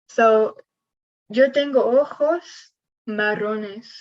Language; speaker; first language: Spanish; non-native, learner; English